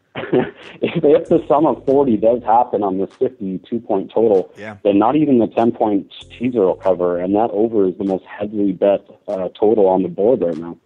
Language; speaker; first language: English; native; English